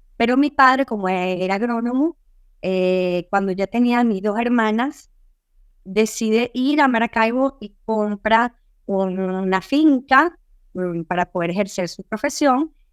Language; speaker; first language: Spanish; native; Spanish